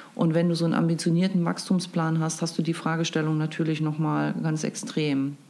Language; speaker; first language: German; native; German